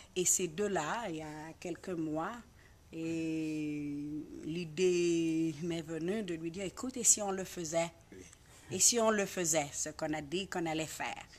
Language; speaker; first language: French; non-native, local second language; Haitian Creole